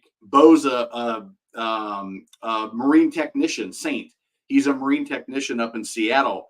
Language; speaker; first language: English; native; English